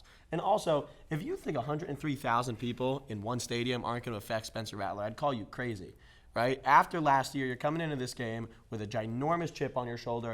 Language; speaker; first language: English; native; English